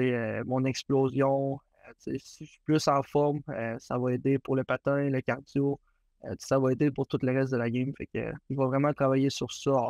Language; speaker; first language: French; native; French